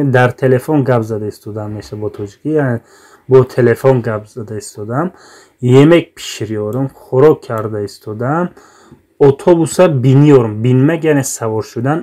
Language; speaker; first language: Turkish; non-native, fluent; Tajik